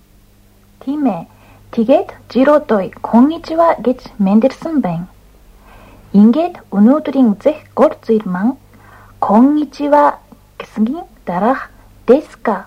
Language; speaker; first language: Mongolian; non-native, fluent; Japanese